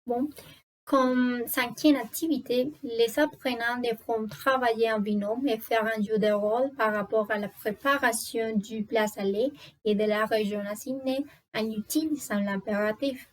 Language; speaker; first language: French; non-native, learner; Spanish